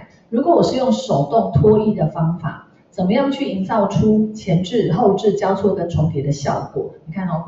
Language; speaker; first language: Chinese; native; Chinese